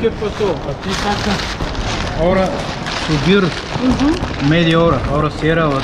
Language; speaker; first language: Spanish; non-native, learner; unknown